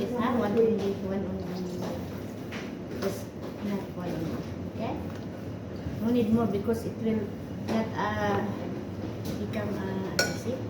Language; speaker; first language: English; non-native, learner; Filipino